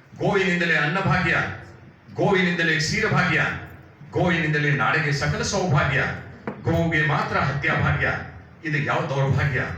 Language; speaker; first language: Kannada; non-native, local second language; Hindi